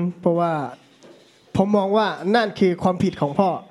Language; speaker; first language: Thai; native; Thai